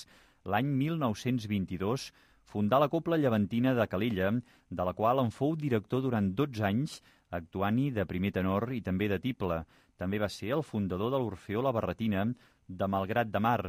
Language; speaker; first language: Catalan; native; Catalan